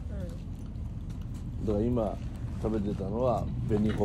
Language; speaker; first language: Japanese; native; Japanese